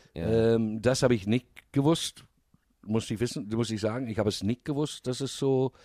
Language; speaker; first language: German; non-native, fluent; English